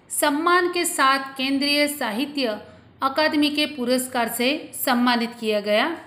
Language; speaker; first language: Hindi; non-native, local second language; Gujarati